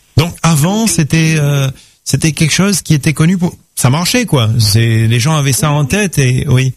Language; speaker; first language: French; native; French